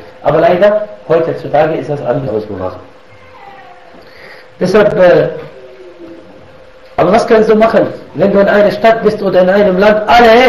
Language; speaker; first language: German; non-native, fluent; Arabic